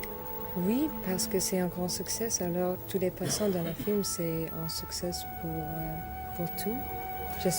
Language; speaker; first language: French; non-native, learner; English